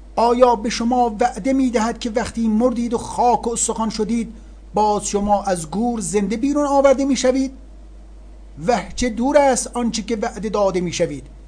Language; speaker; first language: Persian; native; Persian